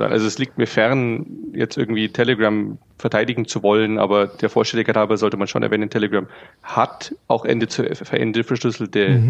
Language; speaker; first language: German; native; German